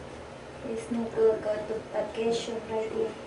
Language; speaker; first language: English; non-native, learner; Spanish